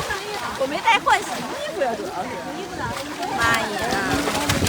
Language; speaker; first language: Chinese; native; Chinese